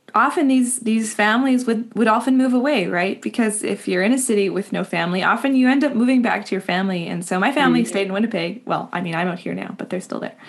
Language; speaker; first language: English; native; English